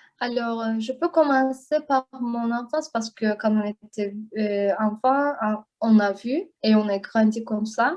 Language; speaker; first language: French; non-native, learner; Azerbaijani